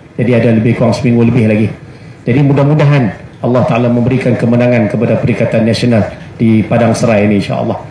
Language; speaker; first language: Malay; native; Malay